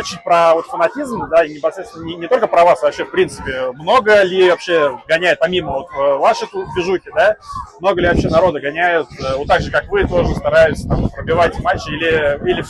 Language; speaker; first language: Russian; native; Russian